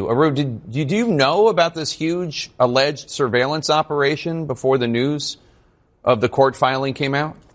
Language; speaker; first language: English; native; English